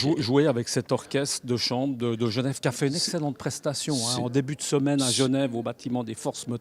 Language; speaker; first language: French; native; French